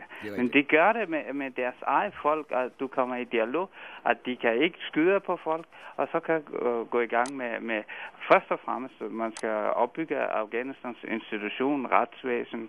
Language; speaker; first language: Danish; non-native, fluent; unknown